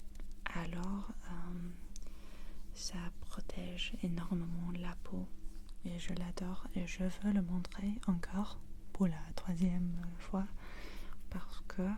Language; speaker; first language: French; non-native, fluent; English